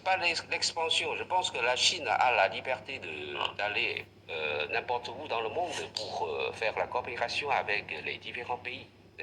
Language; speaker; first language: French; non-native, fluent; Chinese